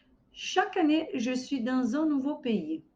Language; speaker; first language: French; non-native, fluent; Portuguese